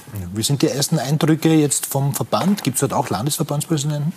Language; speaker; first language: German; native; German